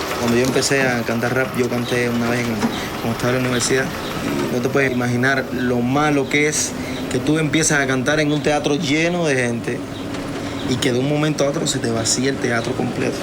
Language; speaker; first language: Spanish; native; Spanish